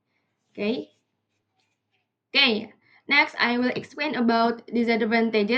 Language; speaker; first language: English; non-native, learner; Indonesian